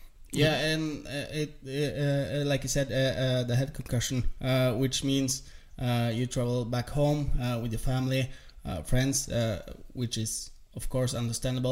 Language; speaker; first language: English; non-native, learner; Norwegian